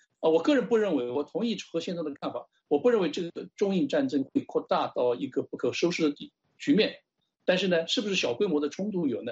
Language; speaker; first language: Chinese; native; Chinese